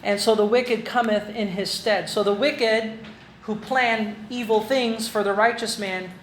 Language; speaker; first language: English; non-native, local second language; Filipino